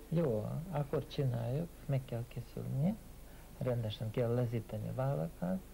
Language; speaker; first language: Hungarian; non-native, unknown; Russian